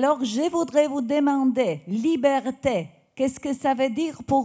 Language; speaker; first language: French; non-native, learner; Polish